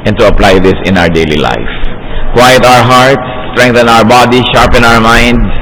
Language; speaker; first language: English; non-native, local second language; Filipino